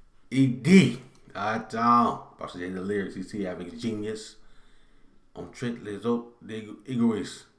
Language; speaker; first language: French; non-native, learner; English